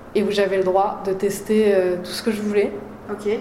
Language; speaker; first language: French; native; French